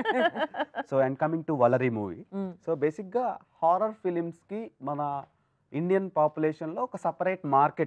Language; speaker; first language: Telugu; native; Telugu